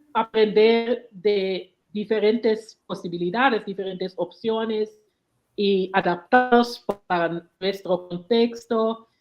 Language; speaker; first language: Spanish; non-native, learner; English